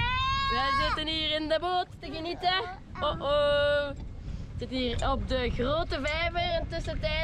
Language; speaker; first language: Dutch; native; Dutch